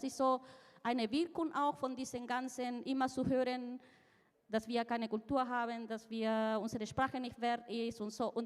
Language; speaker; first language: German; non-native, fluent; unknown